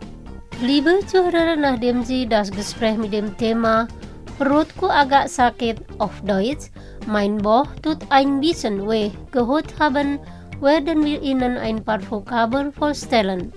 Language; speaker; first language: German; non-native, fluent; Indonesian